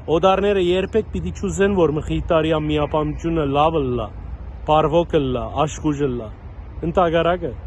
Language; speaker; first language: Armenian; early bilingual, heritage; Armenian